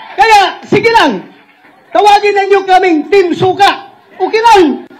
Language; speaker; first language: Filipino; non-native, local second language; Cebuano